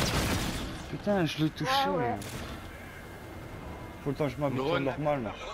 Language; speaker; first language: French; native; French